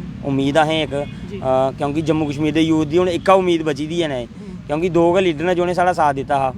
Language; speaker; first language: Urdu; non-native, local second language; Dogri